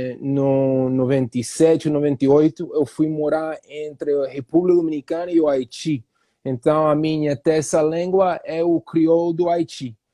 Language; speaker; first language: Portuguese; non-native, fluent; English